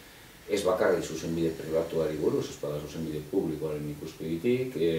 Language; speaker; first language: Basque; native; Basque